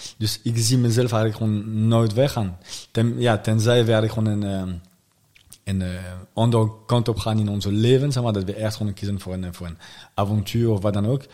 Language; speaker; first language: Dutch; non-native, fluent; French